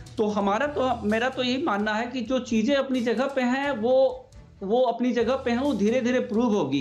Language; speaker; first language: Hindi; native; Hindi